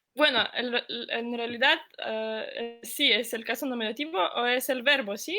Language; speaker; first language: Spanish; non-native, fluent; Lithuanian